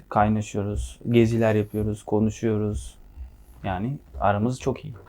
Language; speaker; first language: Turkish; native; Turkish